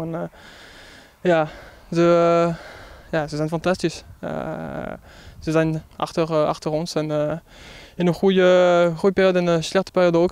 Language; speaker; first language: Dutch; non-native, fluent; French